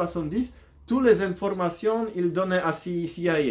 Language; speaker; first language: French; non-native, learner; Polish